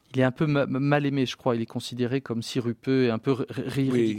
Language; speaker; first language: French; native; French